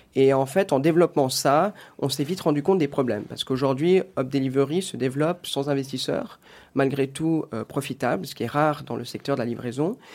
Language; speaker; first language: French; native; French